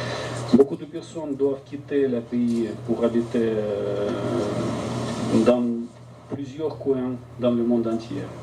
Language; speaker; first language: French; non-native, fluent; Russian